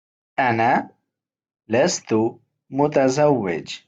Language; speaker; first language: Arabic; non-native, fluent; Urdu